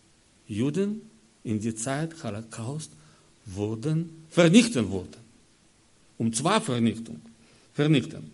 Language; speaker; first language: German; non-native, learner; Russian